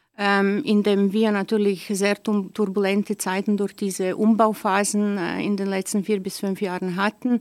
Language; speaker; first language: German; native; German